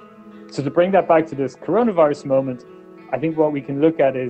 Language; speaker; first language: English; native; English